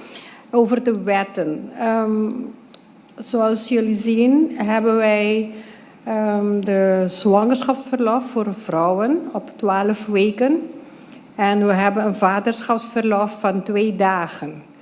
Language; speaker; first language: Dutch; non-native, local second language; Papiamento